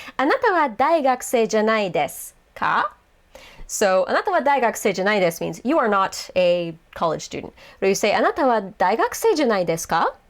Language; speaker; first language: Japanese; non-native, fluent; English